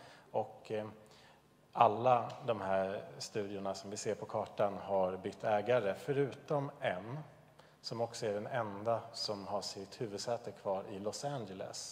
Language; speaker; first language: Swedish; native; Swedish